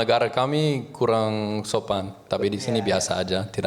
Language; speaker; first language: Indonesian; non-native, learner; English